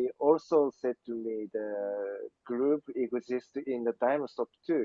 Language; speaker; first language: English; non-native, learner; Japanese